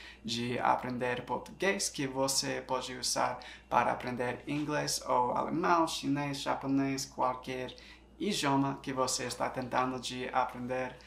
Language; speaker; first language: Portuguese; non-native, fluent; English